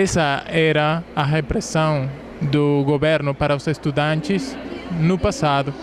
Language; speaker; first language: Portuguese; non-native, fluent; Spanish